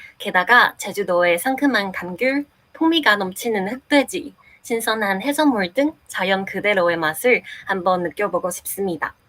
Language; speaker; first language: Korean; non-native, fluent; Chinese